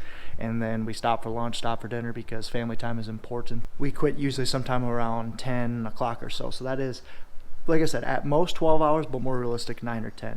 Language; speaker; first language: English; native; English